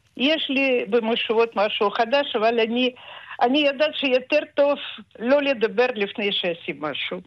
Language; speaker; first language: Hebrew; non-native, fluent; Russian